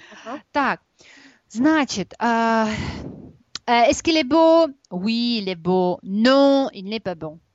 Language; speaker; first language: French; non-native, fluent; Russian